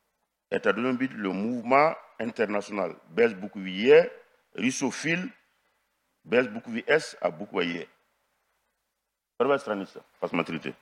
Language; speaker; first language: Russian; non-native, fluent; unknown